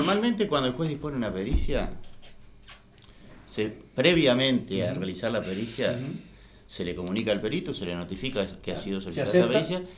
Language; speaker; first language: Spanish; native; Spanish